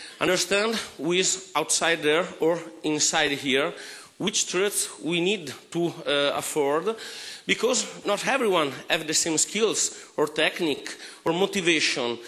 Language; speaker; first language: English; non-native, fluent; Italian